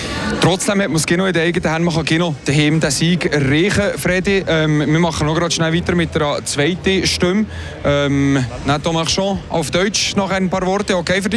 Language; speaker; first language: German; native; German